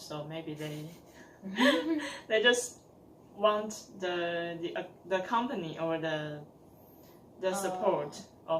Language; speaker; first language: English; non-native, learner; Chinese